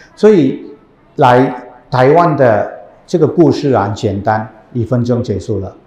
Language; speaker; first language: Chinese; non-native, fluent; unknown